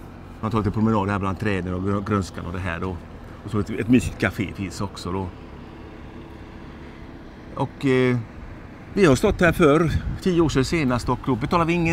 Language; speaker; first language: Swedish; native; Swedish